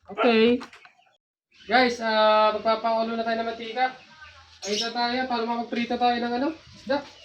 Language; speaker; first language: Filipino; native; Filipino